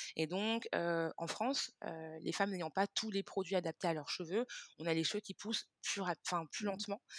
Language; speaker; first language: French; early bilingual, other home language; Hebrew